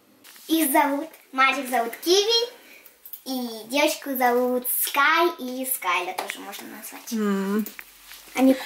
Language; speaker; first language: Russian; early bilingual, heritage; Russian